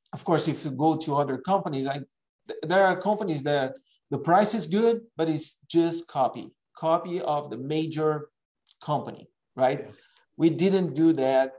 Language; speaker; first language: English; non-native, fluent; Portuguese